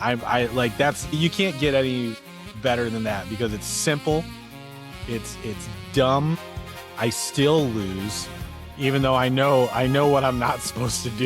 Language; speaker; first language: English; native; English